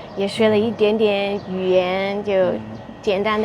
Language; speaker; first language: Chinese; non-native, fluent; English